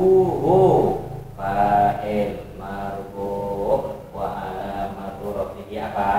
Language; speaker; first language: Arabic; non-native, fluent; Indonesian